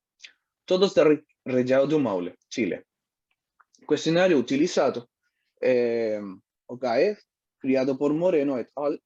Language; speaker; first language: Portuguese; non-native, learner; Spanish